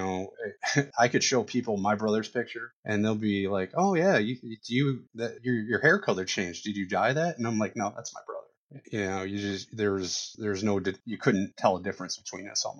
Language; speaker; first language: English; native; English